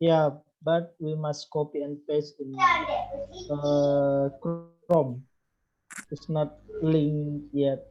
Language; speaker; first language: English; non-native, learner; Indonesian